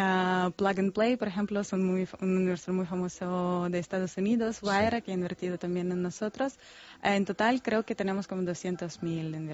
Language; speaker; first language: Spanish; non-native, fluent; Bulgarian